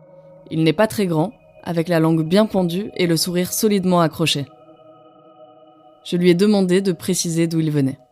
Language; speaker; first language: French; native; French